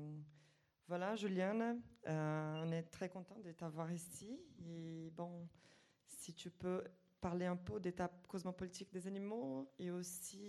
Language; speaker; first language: French; non-native, fluent; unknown